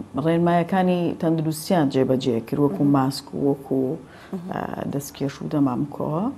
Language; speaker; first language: Central Kurdish; native; Central Kurdish